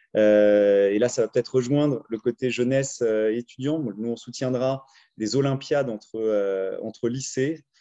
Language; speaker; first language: French; native; French